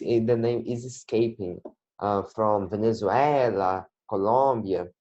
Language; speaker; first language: English; non-native, learner; Portuguese